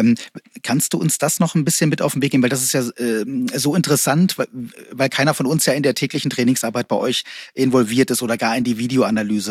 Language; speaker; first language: German; native; German